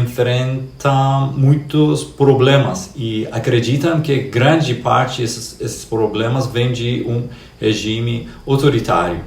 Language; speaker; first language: Portuguese; non-native, fluent; Persian